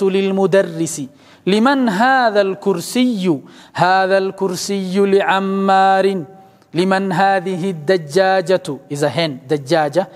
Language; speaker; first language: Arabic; non-native, fluent; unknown